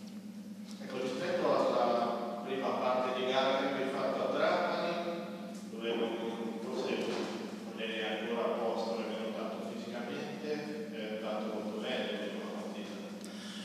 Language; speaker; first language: Italian; native; Italian